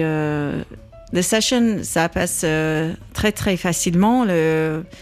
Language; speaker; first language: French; non-native, learner; English